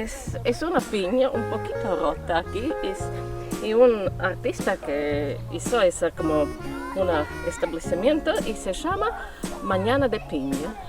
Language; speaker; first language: Spanish; non-native, fluent; Latvian